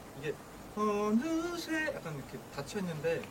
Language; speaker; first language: Korean; native; Korean